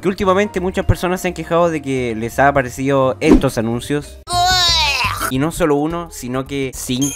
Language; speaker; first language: Spanish; native; Spanish